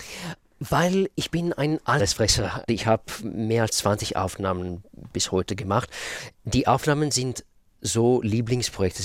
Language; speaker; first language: German; non-native, fluent; Russian